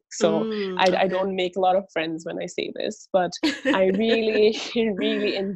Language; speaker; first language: English; early bilingual, other home language; Bangla